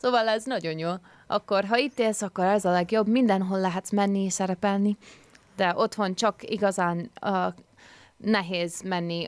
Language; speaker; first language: Hungarian; early bilingual, heritage; English